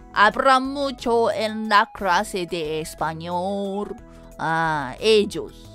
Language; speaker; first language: Spanish; non-native, learner; Japanese